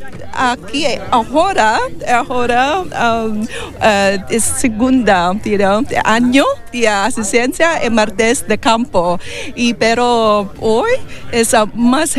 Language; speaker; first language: Spanish; non-native, learner; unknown